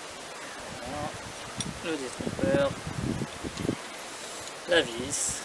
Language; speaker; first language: French; native; French